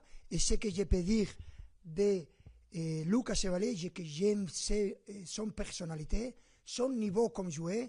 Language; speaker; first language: French; non-native, fluent; Spanish